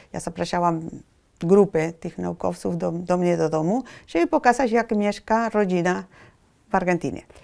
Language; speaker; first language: Polish; non-native, fluent; Spanish